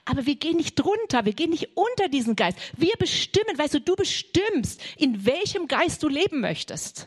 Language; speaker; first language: German; native; German